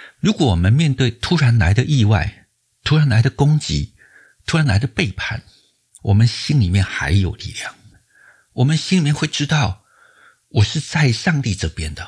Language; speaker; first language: Chinese; native; Chinese